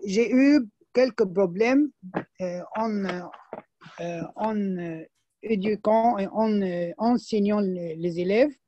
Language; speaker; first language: French; non-native, fluent; Arabic